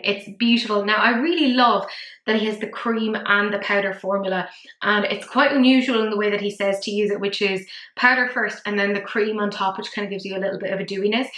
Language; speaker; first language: English; native; English